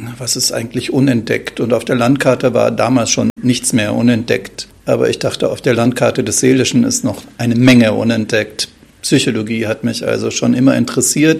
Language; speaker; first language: German; native; German